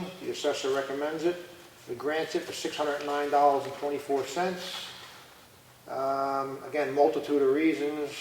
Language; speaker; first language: English; native; English